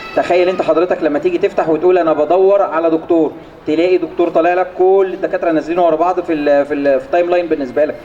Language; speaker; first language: Egyptian Arabic; native; Egyptian Arabic